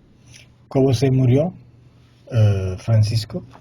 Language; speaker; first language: Spanish; non-native, fluent; Italian